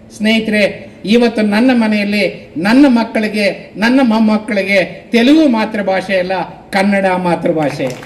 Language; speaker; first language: Kannada; non-native, local second language; Telugu